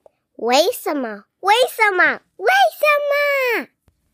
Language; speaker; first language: Chinese; early bilingual, heritage; English